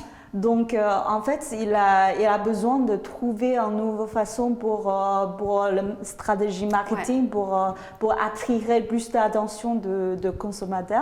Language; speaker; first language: French; non-native, fluent; Chinese